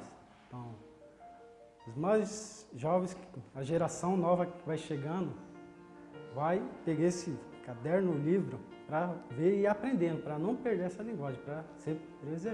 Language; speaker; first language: Portuguese; non-native, local second language; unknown